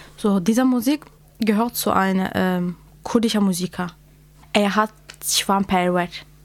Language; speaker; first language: German; non-native, learner; Kurdish